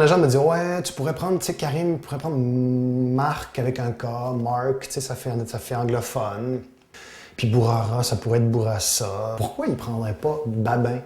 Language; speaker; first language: French; native; French